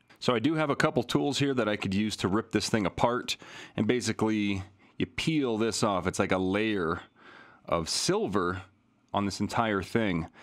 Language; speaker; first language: English; native; English